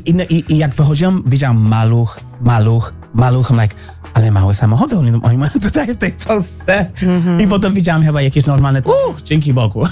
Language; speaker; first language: Polish; non-native, fluent; English